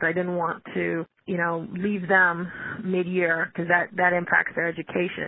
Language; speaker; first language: English; native; English